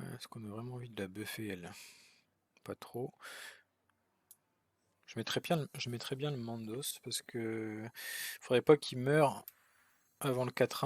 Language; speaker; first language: French; native; French